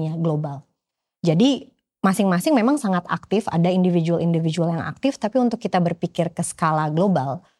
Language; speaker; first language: Indonesian; native; Indonesian